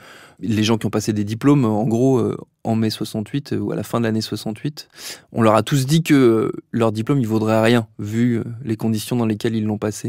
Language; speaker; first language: French; native; French